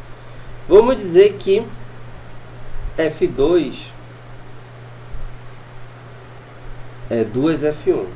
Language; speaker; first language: Portuguese; native; Portuguese